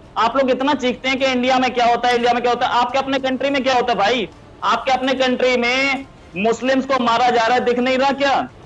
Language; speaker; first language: Hindi; native; Hindi